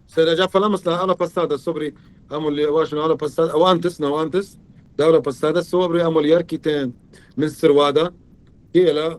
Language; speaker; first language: Portuguese; non-native, fluent; Arabic